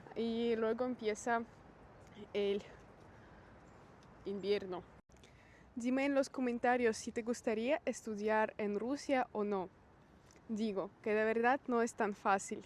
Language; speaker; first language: Spanish; non-native, fluent; Russian